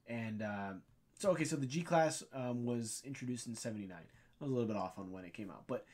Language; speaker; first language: English; native; English